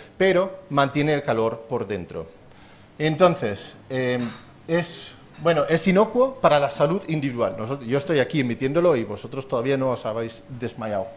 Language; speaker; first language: Spanish; non-native, fluent; Danish